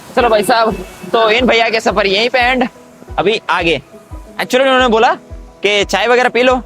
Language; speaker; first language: Hindi; non-native, local second language; Kannada